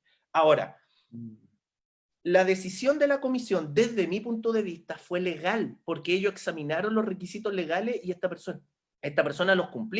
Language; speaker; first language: Spanish; native; Spanish